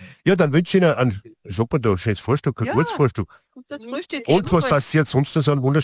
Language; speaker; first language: German; native; German